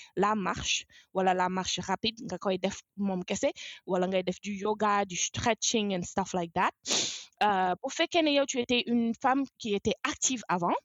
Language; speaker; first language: French; non-native, local second language; Wolof